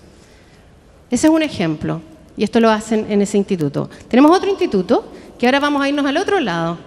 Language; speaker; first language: Spanish; native; Spanish